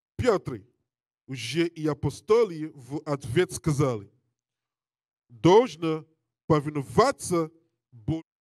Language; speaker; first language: Russian; non-native, learner; English